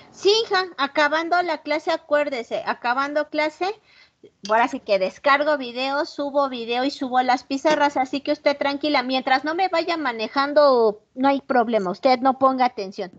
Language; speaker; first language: Spanish; native; Spanish